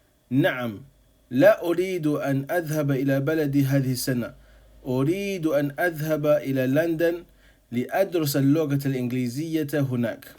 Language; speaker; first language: Arabic; non-native, fluent; English